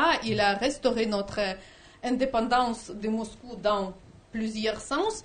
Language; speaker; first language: French; non-native, fluent; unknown